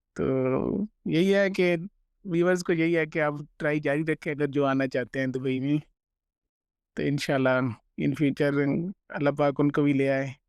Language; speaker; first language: Urdu; non-native, local second language; Punjabi